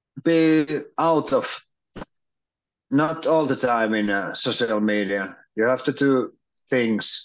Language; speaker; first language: English; non-native, learner; Finnish